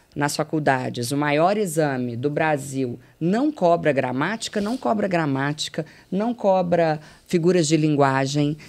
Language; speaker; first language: Portuguese; native; Portuguese